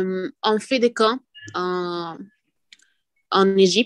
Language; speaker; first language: French; non-native, learner; Arabic